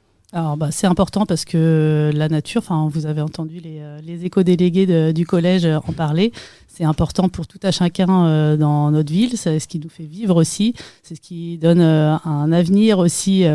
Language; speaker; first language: French; native; French